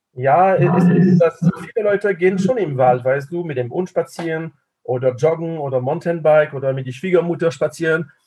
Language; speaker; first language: German; non-native, fluent; French